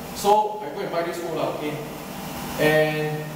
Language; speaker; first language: English; non-native, local second language; Chinese